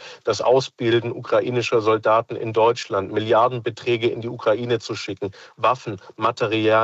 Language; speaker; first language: German; native; German